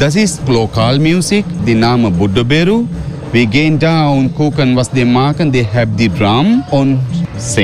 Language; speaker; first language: German; non-native, learner; Sinhala